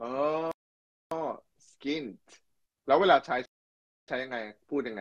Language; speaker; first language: Thai; native; Thai